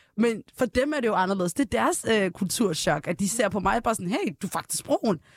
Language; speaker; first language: Danish; early bilingual, other home language; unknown